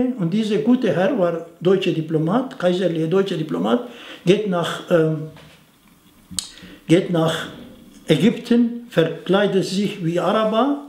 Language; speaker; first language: German; non-native, fluent; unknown